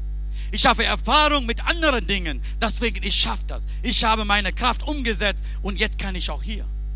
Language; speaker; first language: German; non-native, learner; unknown